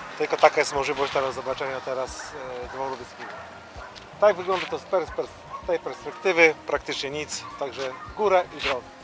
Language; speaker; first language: Polish; native; Polish